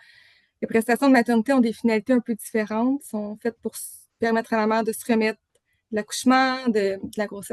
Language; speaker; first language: French; native; French